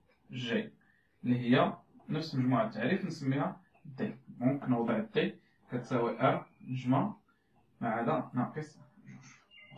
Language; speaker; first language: Arabic; native; Arabic